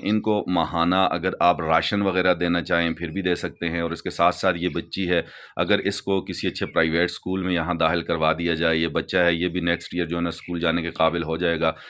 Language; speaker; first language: Urdu; non-native, local second language; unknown